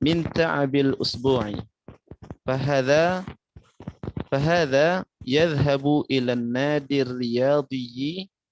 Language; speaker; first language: Arabic; non-native, learner; Indonesian